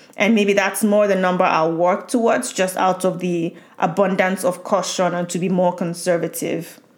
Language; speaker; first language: English; non-native, local second language; Yoruba